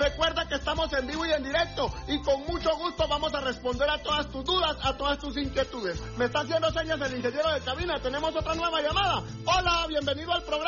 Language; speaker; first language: Spanish; native; Spanish